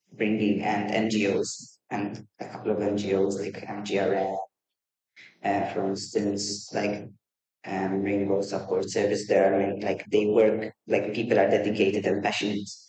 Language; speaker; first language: English; non-native, fluent; Maltese